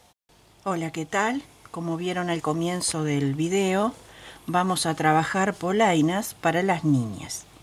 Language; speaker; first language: Spanish; native; Spanish